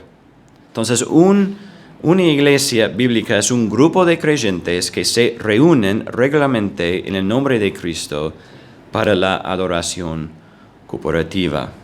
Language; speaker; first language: Spanish; non-native, fluent; English